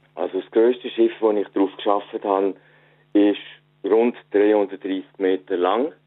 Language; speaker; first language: German; native; German